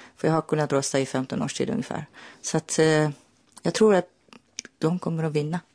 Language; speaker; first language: Swedish; non-native, fluent; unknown